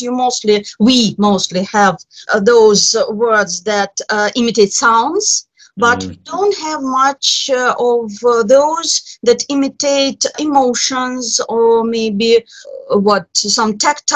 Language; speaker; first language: English; non-native, fluent; Russian